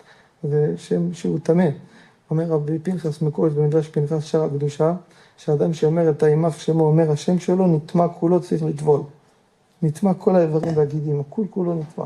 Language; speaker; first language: Hebrew; native; Hebrew